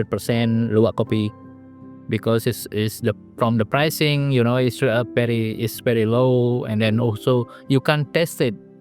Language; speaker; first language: English; non-native, learner; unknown